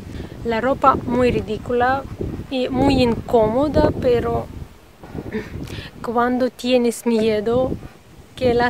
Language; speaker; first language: Spanish; non-native, learner; Russian